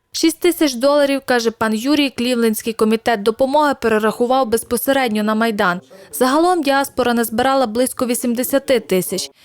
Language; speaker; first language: Ukrainian; native; Ukrainian